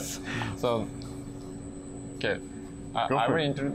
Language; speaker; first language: English; non-native, learner; Japanese